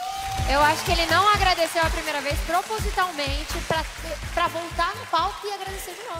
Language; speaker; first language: Portuguese; native; Portuguese